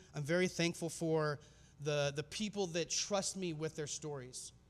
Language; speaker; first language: English; native; English